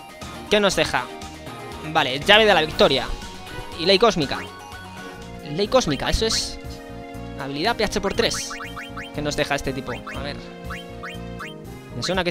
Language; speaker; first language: Spanish; native; Spanish